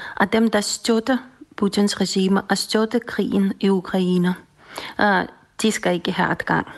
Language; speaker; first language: Danish; non-native, fluent; Russian